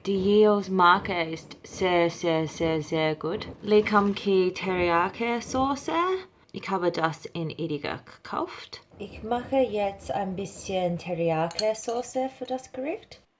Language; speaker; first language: German; non-native, learner; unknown